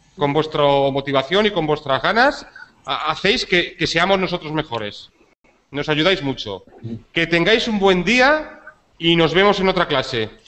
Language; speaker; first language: Spanish; native; Spanish